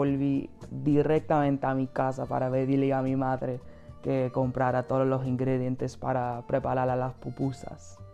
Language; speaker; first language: Spanish; non-native, fluent; English